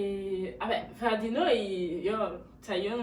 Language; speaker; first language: Italian; early bilingual, other home language; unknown